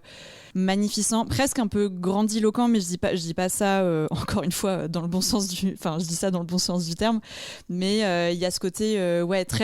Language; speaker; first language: French; native; French